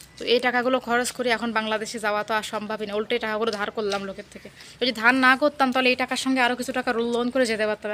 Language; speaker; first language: Bangla; native; Bangla